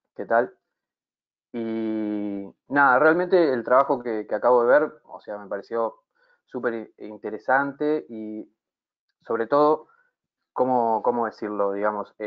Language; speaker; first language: Spanish; native; Spanish